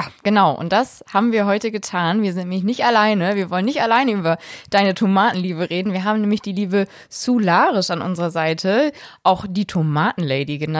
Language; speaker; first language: German; native; German